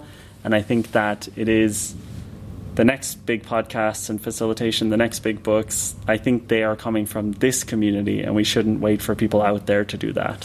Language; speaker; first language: English; native; English